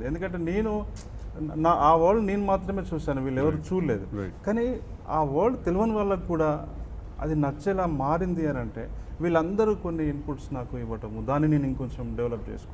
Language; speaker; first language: Telugu; native; Telugu